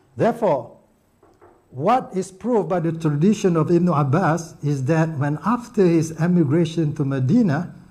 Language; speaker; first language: English; non-native, local second language; Malay